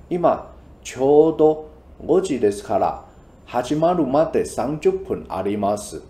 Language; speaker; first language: Japanese; non-native, fluent; Chinese